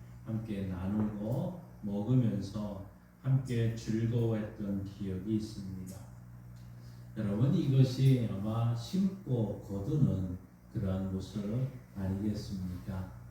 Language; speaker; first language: Korean; native; Korean